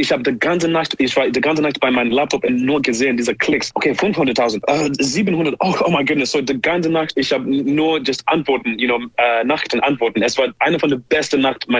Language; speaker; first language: German; non-native, learner; English